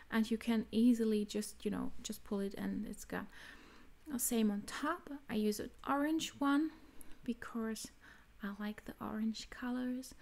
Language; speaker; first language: English; non-native, fluent; German